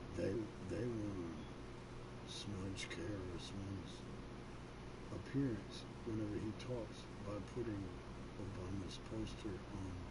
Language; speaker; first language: English; native; English